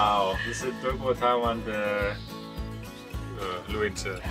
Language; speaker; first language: Chinese; non-native, learner; German